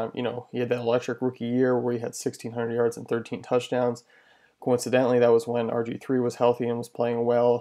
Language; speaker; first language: English; native; English